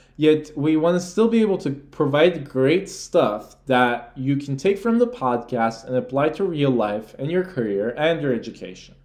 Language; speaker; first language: English; early bilingual, other home language; Turkish